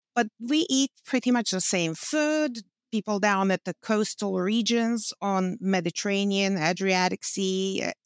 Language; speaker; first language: English; non-native, fluent; Bosnian